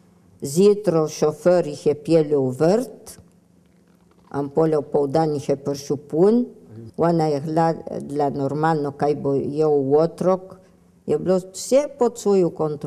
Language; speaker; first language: Slovenian; early bilingual, heritage; Slovenian